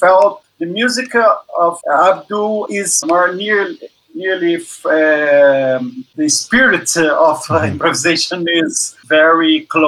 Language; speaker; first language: English; non-native, learner; Portuguese